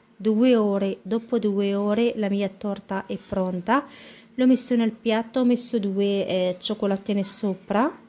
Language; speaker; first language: Italian; non-native, fluent; Arabic